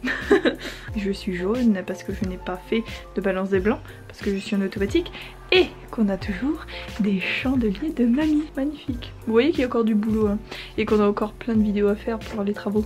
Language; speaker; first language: French; native; French